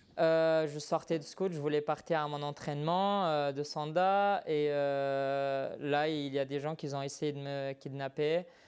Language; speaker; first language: French; non-native, fluent; Arabic